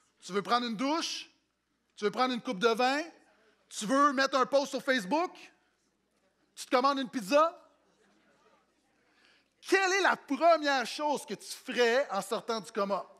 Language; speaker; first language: French; native; French